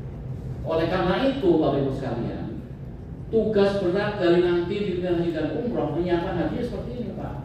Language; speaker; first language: Indonesian; native; Indonesian